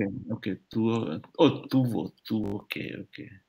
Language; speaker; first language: Spanish; non-native, learner; English